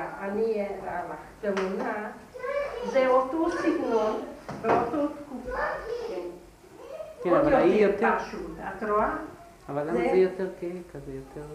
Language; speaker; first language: Hebrew; non-native, fluent; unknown